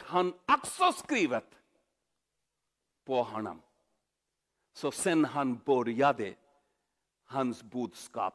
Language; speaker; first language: Swedish; non-native, learner; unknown